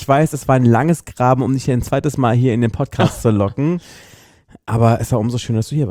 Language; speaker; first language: German; native; German